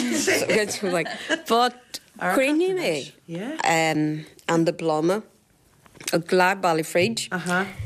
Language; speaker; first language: Irish; non-native, fluent; Portuguese